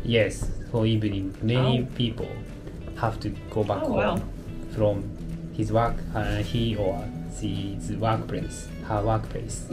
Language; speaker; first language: English; non-native, learner; Japanese